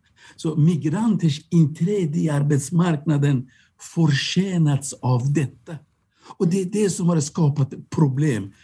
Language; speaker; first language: Swedish; non-native, fluent; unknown